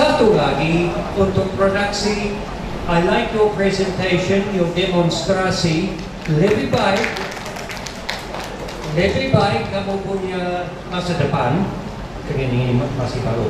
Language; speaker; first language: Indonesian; non-native, learner; English